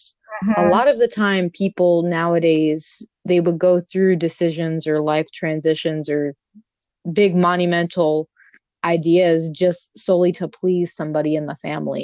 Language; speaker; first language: English; native; English